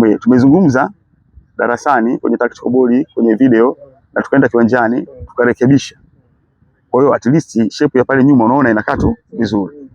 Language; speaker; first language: Swahili; native; Swahili